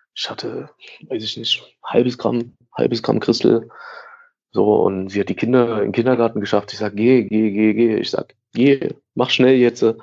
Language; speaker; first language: German; native; German